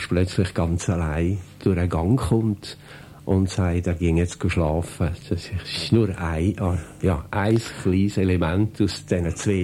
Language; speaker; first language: German; native; German